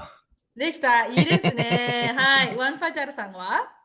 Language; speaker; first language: Japanese; non-native, fluent; Indonesian